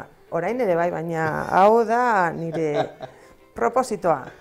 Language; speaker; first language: Basque; non-native, local second language; Spanish